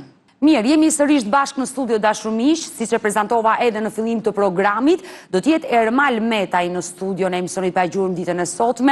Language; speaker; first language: Albanian; native; Albanian